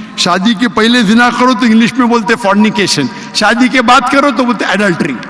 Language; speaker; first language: Urdu; non-native, local second language; Konkani